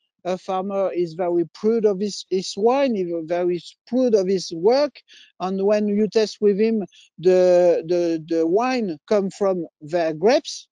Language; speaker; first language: English; non-native, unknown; French